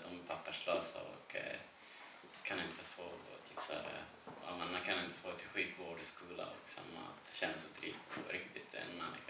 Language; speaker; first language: Swedish; non-native, learner; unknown